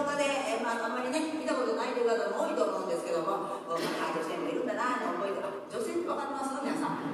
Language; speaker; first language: Japanese; native; Japanese